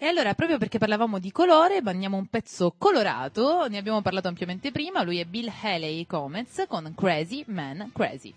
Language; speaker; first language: Italian; native; Italian